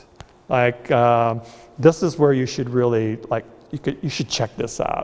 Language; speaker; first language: English; native; English